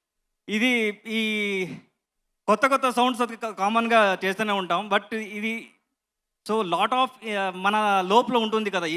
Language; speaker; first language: Telugu; non-native, learner; Kannada